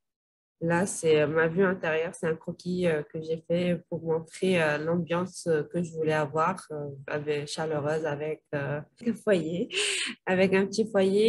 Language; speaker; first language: French; non-native, local second language; Arabic